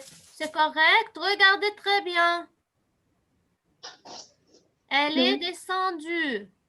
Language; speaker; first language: French; non-native, fluent; Arabic